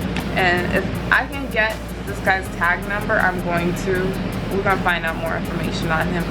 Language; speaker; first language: English; native; English